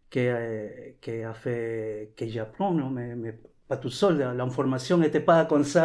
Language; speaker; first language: French; non-native, learner; Spanish